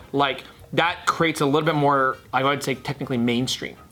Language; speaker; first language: English; native; English